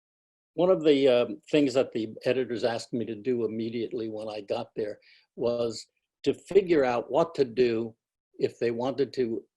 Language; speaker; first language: English; native; English